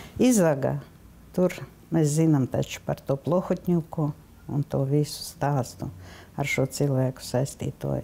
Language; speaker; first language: Latvian; non-native, local second language; Russian